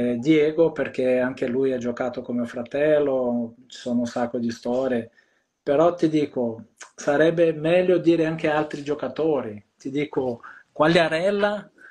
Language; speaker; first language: Italian; non-native, fluent; Portuguese